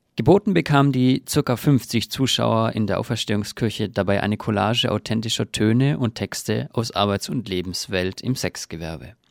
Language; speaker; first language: German; native; German